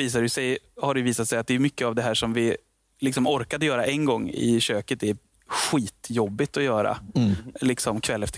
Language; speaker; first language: Swedish; native; Swedish